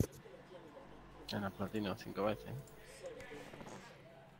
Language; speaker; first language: Spanish; native; Spanish